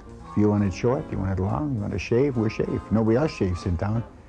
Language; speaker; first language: English; non-native, fluent; German